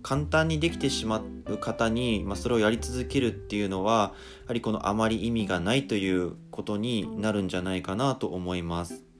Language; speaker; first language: Japanese; native; Japanese